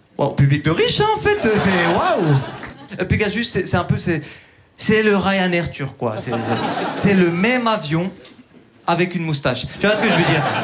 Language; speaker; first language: French; early bilingual, other home language; Turkish